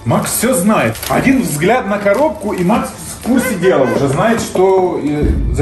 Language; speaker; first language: Russian; native; Russian